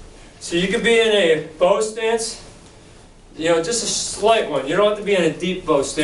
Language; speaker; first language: English; native; English